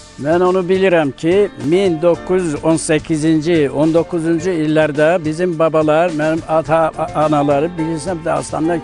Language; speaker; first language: Azerbaijani; non-native, local second language; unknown